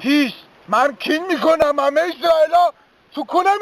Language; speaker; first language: Persian; early bilingual, heritage; Hebrew